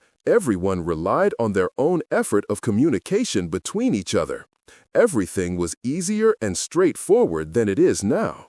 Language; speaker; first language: English; non-native, fluent; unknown